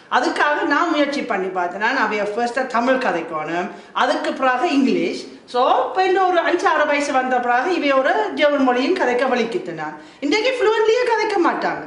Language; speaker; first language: Tamil; non-native, fluent; German